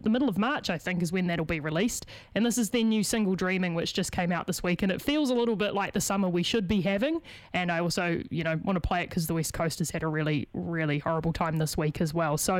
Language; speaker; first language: English; native; English